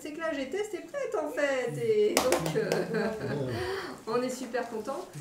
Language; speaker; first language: French; native; French